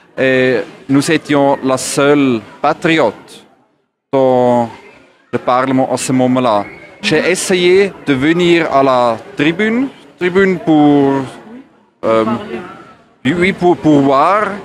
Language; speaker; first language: French; non-native, learner; German